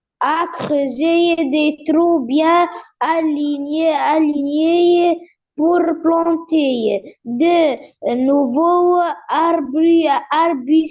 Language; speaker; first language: French; non-native, learner; Arabic